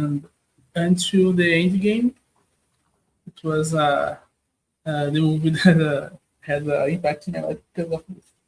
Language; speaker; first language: English; non-native, learner; Portuguese